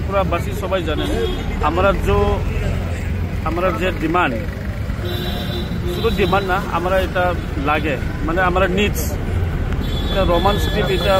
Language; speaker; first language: Bangla; non-native, local second language; Kok Borok